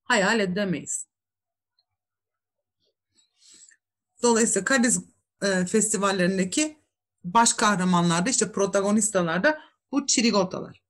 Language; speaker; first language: Turkish; native; Turkish